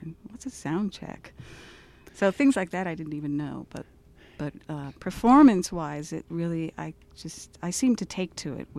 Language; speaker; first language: English; native; English